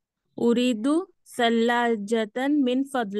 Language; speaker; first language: Arabic; non-native, learner; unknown